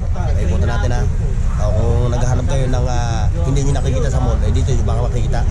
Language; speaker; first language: Filipino; native; Filipino